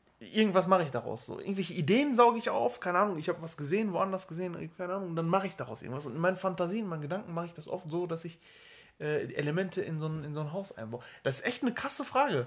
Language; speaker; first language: German; early bilingual, other home language; Turkish